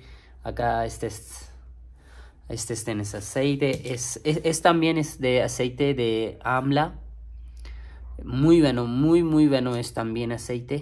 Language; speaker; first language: Spanish; non-native, learner; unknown